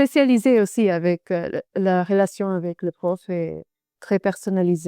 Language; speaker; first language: French; non-native, fluent; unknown